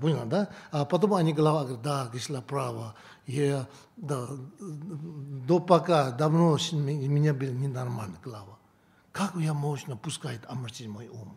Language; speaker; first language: Russian; non-native, learner; Tibetan